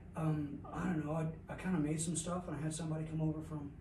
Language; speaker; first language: English; native; English